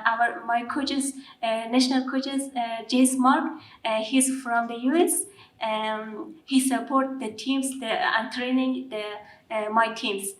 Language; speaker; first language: English; non-native, learner; Persian